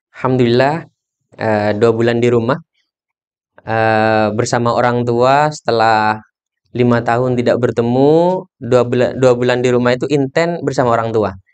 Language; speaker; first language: Indonesian; non-native, local second language; Madurese